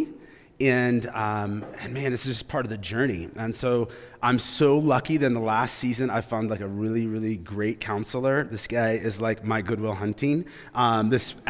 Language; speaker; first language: English; native; English